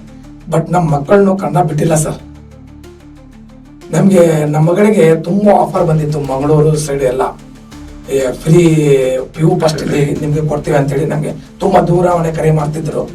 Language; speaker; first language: Kannada; non-native, local second language; Urdu